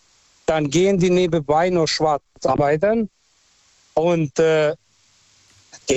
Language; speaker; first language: German; non-native, fluent; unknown